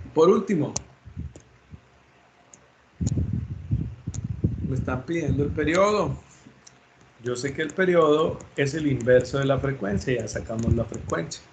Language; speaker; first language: Spanish; native; Spanish